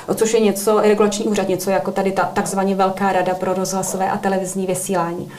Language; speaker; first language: Czech; native; Czech